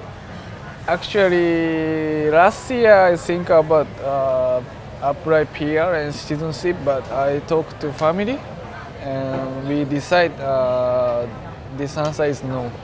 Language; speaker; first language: English; non-native, learner; Japanese